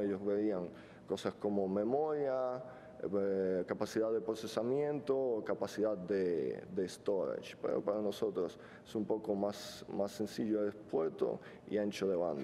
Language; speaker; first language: Spanish; non-native, fluent; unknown